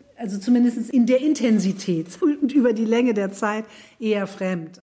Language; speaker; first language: German; native; German